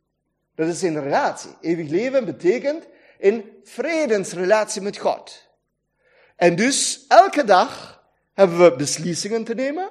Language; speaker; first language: Dutch; non-native, fluent; German